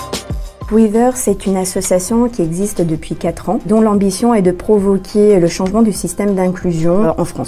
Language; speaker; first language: French; native; French